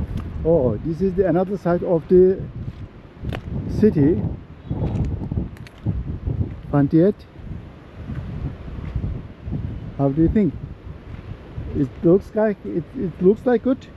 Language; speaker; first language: English; non-native, learner; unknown